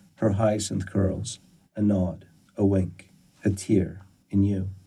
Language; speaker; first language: English; early bilingual, other home language; Persian